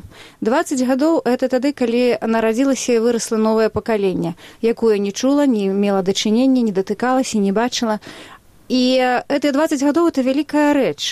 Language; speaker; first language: Belarusian; native; Belarusian